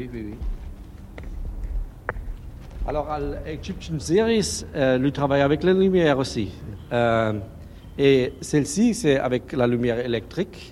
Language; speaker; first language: French; non-native, fluent; German